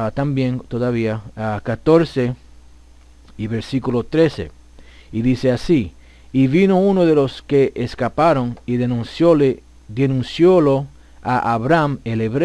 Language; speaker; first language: Spanish; early bilingual, heritage; Spanish